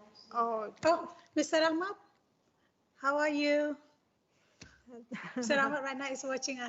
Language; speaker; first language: English; non-native, fluent; Indonesian